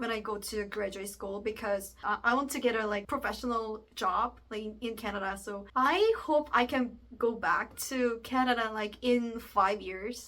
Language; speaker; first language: English; non-native, fluent; Korean